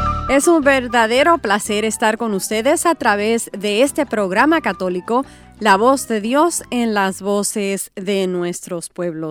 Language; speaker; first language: Spanish; native; Spanish